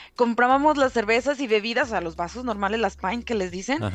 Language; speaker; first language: Spanish; native; Spanish